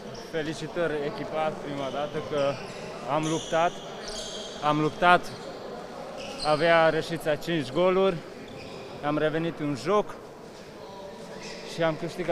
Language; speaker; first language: Romanian; non-native, learner; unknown